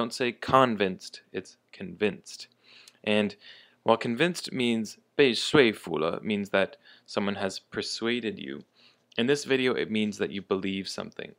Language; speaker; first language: English; native; English